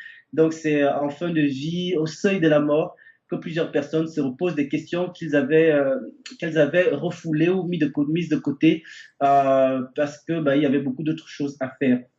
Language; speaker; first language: French; native; French